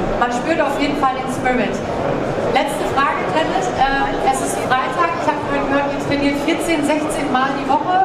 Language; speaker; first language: German; native; German